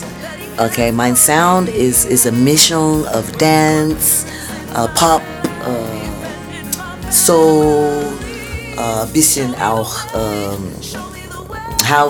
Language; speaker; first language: German; non-native, fluent; English